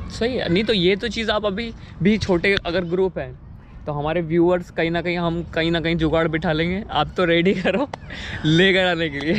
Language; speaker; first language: Hindi; native; Hindi